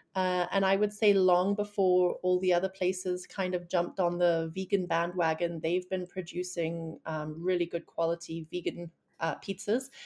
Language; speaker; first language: English; native; English